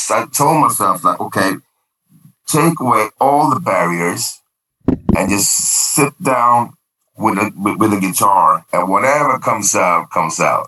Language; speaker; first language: English; non-native, fluent; Swedish